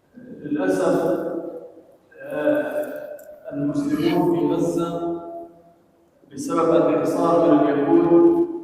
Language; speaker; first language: Arabic; native; Arabic